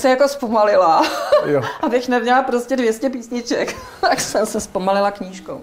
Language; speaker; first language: Czech; native; Czech